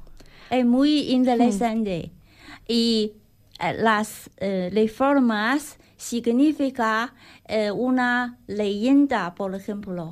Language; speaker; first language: Spanish; non-native, learner; Chinese